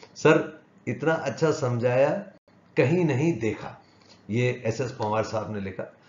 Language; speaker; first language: Hindi; native; Hindi